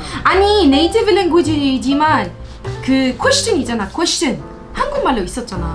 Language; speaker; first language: Korean; non-native, fluent; Arabic